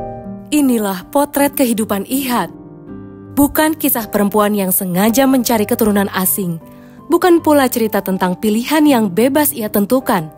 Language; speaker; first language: Indonesian; native; Indonesian